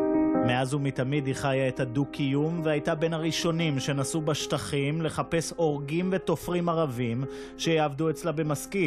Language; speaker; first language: Hebrew; native; Hebrew